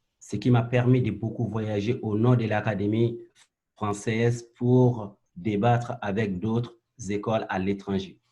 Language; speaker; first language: French; non-native, local second language; Bambara